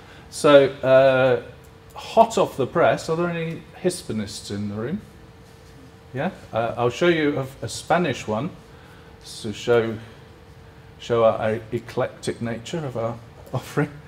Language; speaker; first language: English; native; English